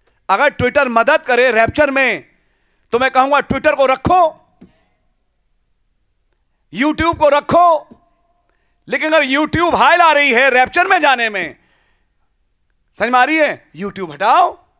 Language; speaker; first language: Hindi; native; Hindi